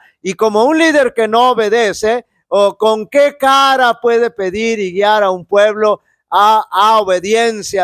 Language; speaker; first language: Spanish; native; Spanish